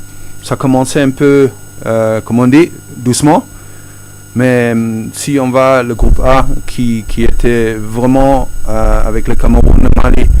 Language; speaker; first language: French; non-native, fluent; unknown